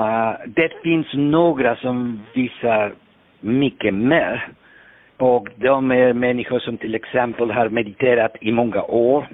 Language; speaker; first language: Swedish; non-native, fluent; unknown